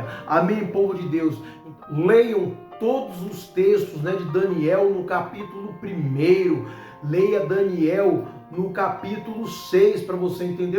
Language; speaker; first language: Portuguese; native; Portuguese